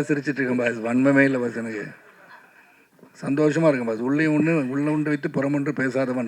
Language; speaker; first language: Tamil; native; Tamil